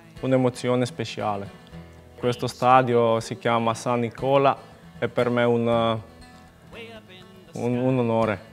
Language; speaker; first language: Italian; non-native, learner; Macedonian